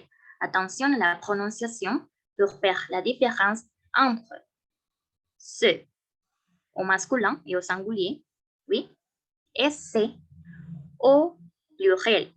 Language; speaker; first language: French; non-native, learner; Spanish